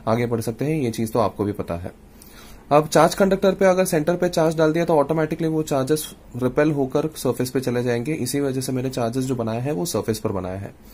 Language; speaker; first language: Hindi; non-native, local second language; Malayalam